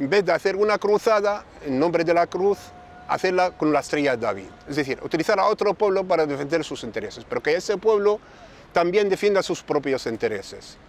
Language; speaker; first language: Spanish; non-native, fluent; Arabic